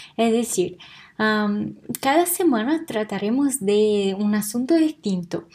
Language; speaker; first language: Spanish; non-native, fluent; Portuguese